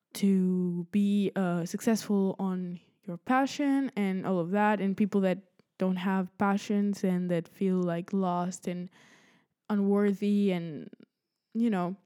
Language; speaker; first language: English; early bilingual, other home language; Spanish